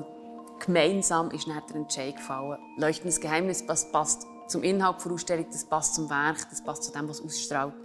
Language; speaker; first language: German; native; German